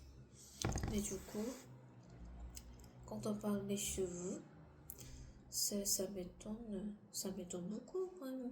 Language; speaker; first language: French; non-native, learner; Korean